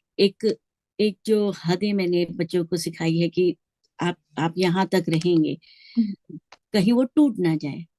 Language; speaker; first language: Hindi; native; Hindi